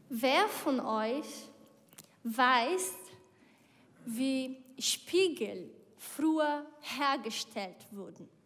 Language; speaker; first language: German; non-native, learner; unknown